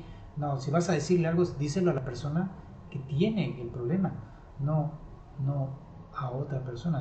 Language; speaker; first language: Spanish; native; Spanish